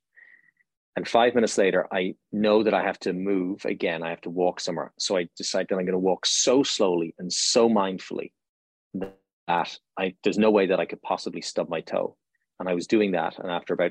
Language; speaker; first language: English; native; English